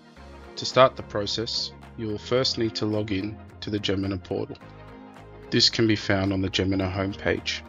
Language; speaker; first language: English; native; English